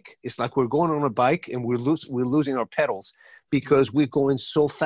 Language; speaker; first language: English; non-native, fluent; Spanish